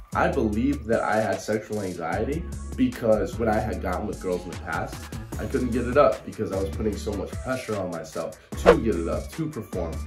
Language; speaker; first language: English; native; English